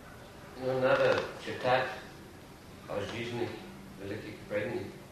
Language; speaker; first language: Russian; non-native, fluent; English